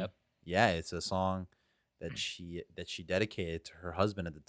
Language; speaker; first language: English; native; English